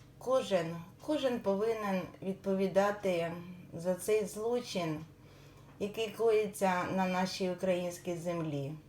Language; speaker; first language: Ukrainian; native; Ukrainian